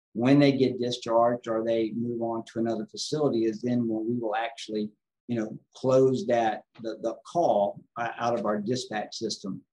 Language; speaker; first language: English; native; English